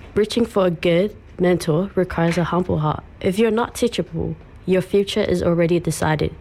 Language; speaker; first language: English; early bilingual, other home language; Samoan